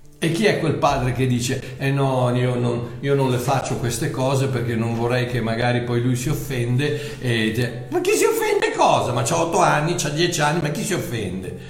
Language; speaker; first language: Italian; non-native, fluent; English